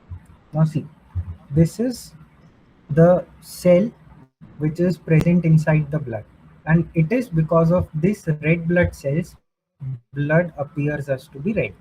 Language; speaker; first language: English; non-native, local second language; Hindi